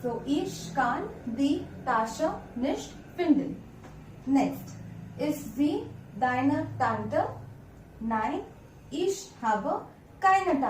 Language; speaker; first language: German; non-native, fluent; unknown